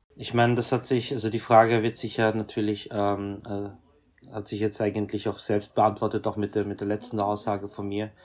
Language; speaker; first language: German; native; German